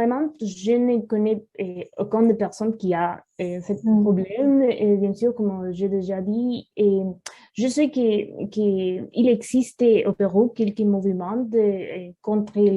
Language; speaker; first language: French; non-native, learner; Spanish